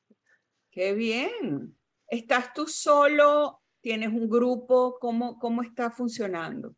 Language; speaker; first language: Spanish; native; Spanish